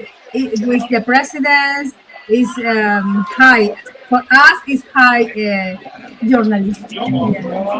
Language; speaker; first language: English; non-native, learner; Spanish